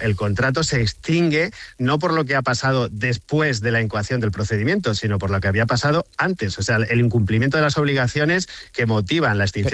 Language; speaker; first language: Spanish; native; Spanish